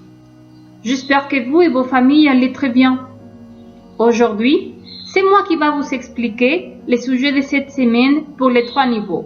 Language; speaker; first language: French; non-native, fluent; Spanish